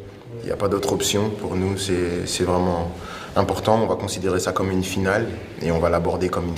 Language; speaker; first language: French; native; French